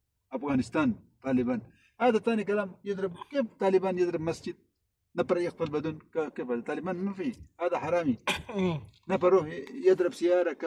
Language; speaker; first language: Arabic; non-native, learner; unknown